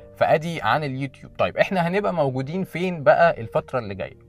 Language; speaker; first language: Arabic; native; Arabic